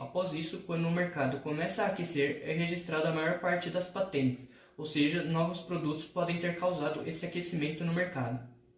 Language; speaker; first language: Portuguese; native; Portuguese